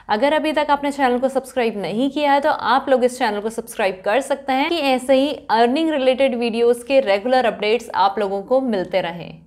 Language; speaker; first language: Hindi; native; Hindi